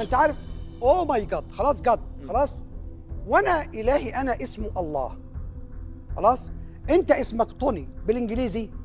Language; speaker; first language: Arabic; native; Arabic